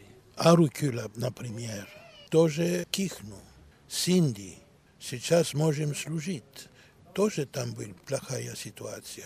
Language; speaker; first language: Russian; non-native, learner; Greek